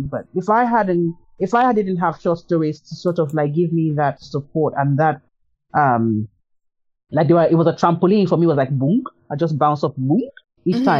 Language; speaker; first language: English; non-native, local second language; Igbo